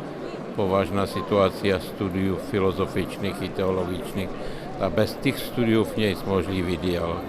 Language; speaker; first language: Polish; non-native, learner; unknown